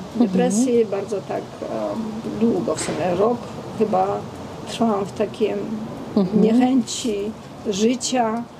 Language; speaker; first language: Polish; non-native, fluent; Armenian